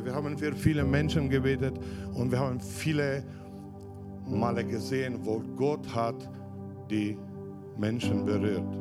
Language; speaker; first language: German; non-native, fluent; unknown